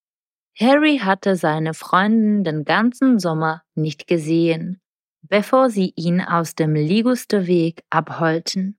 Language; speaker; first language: German; non-native, fluent; Czech